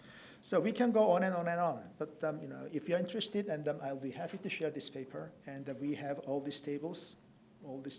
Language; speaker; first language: English; non-native, fluent; Korean